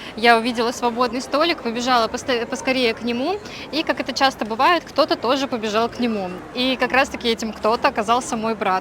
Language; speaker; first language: Russian; native; Russian